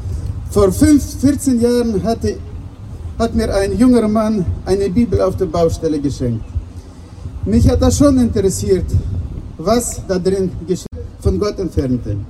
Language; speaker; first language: German; non-native, fluent; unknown